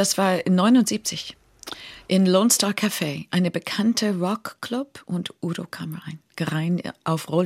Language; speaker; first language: German; non-native, fluent; English